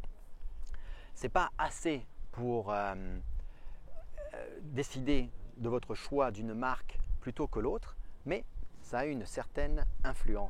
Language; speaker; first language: French; native; French